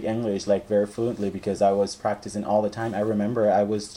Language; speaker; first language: English; non-native, fluent; Spanish